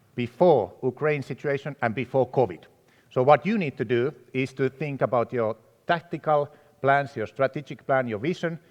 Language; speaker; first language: English; non-native, fluent; Finnish